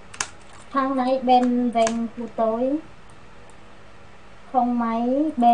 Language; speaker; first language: Vietnamese; non-native, learner; Khmer